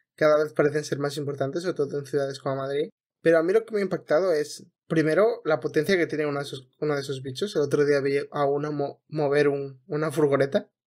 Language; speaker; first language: Spanish; native; Spanish